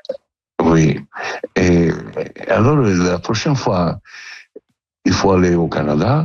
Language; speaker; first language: French; non-native, fluent; Italian